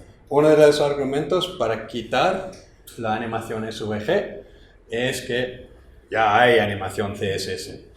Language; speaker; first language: Spanish; non-native, fluent; English